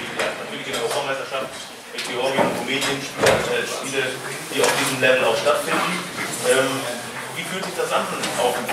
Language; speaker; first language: German; native; German